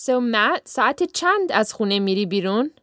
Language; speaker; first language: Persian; early bilingual, heritage; Persian